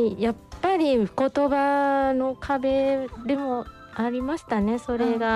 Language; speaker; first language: Japanese; non-native, fluent; Thai